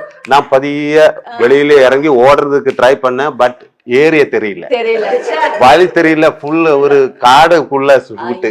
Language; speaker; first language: Tamil; non-native, learner; Malayalam